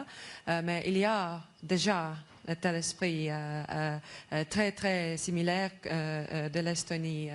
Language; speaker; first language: French; non-native, learner; Estonian